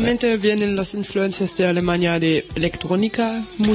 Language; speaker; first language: Spanish; non-native, learner; German